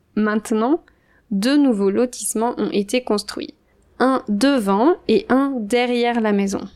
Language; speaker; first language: French; native; French